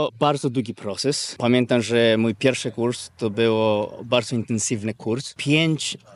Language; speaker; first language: Polish; non-native, learner; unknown